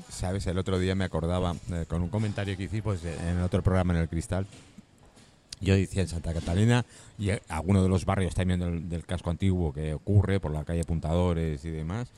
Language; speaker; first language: Spanish; non-native, fluent; English